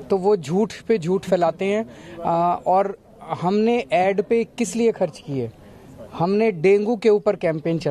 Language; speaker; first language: Hindi; native; Hindi